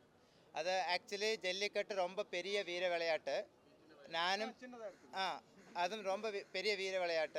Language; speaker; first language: Tamil; non-native, learner; Malayalam